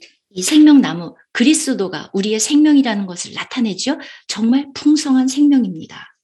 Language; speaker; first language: Korean; native; Korean